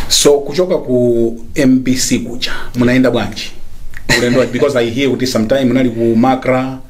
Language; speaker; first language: Nyanja; native; Nyanja